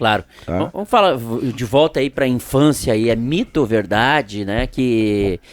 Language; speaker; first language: Portuguese; native; Portuguese